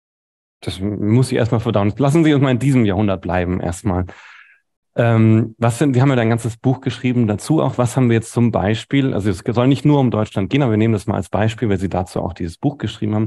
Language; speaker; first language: German; native; German